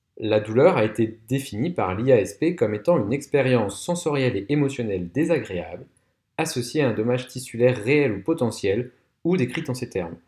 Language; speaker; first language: French; native; French